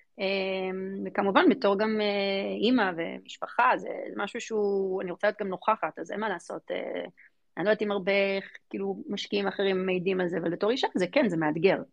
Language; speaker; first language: Hebrew; early bilingual, other home language; English